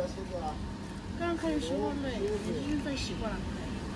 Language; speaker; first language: Chinese; non-native, learner; Lao